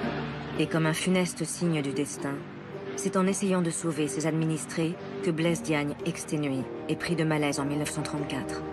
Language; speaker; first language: French; native; French